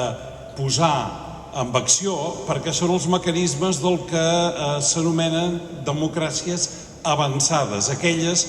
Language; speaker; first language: Catalan; native; Catalan